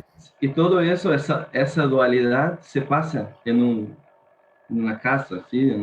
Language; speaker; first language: Spanish; non-native, learner; Portuguese